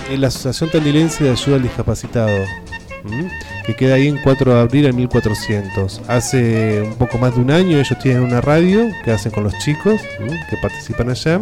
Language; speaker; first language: Spanish; native; Spanish